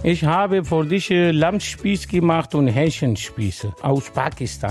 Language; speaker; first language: German; non-native, learner; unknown